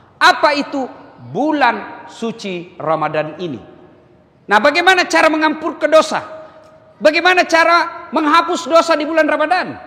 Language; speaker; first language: Indonesian; native; Indonesian